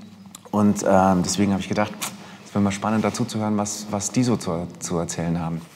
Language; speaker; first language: German; native; German